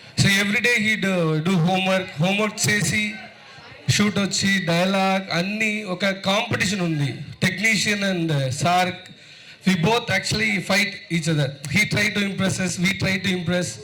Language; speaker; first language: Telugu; non-native, learner; Tamil